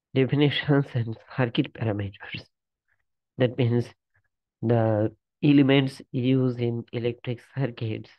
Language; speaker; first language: English; non-native, local second language; Bangla